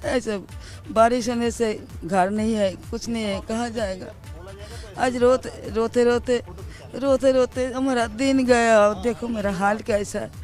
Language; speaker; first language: Hindi; non-native, local second language; Bangla